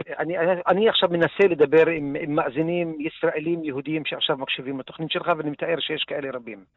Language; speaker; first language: Hebrew; non-native, local second language; Arabic